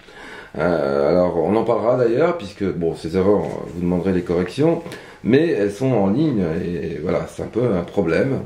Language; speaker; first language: French; native; French